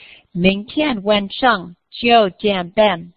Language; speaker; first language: Chinese; non-native, learner; English